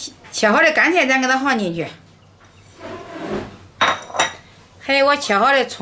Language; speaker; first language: Chinese; native; Chinese